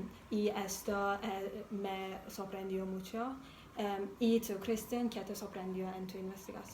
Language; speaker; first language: Spanish; non-native, learner; English